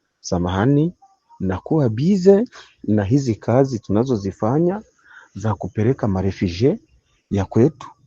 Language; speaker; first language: Swahili; non-native, local second language; Kinyarwanda